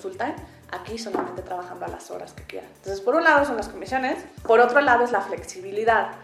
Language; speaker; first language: Spanish; native; Spanish